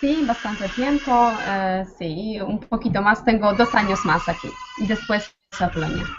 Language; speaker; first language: Spanish; non-native, fluent; Polish